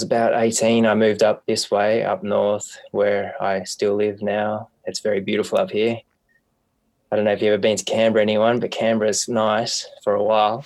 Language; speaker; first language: English; native; English